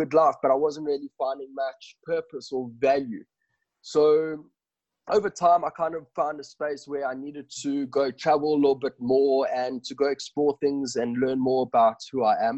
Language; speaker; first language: English; native; English